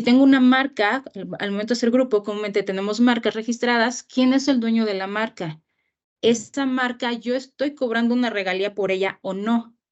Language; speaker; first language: Spanish; native; Spanish